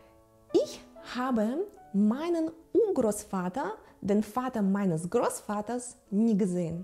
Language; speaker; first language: German; non-native, fluent; Russian